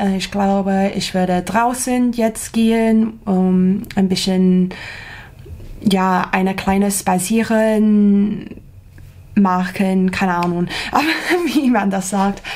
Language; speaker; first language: German; non-native, learner; English